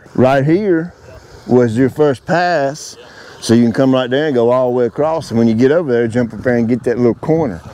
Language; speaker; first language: English; native; English